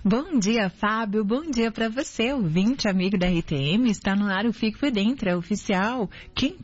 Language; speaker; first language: Portuguese; native; Portuguese